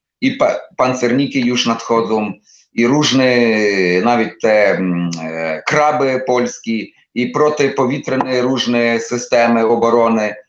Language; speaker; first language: Polish; non-native, learner; Ukrainian